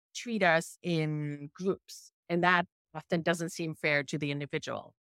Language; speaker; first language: English; non-native, fluent; German